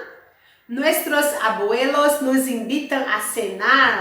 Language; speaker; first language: Spanish; non-native, learner; Portuguese